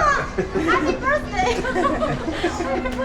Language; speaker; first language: English; non-native, learner; Chinese